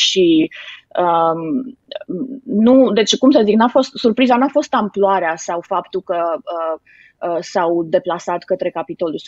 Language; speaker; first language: Romanian; native; Romanian